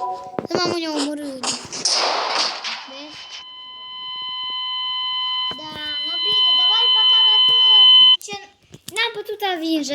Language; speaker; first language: Romanian; early bilingual, heritage; Romanian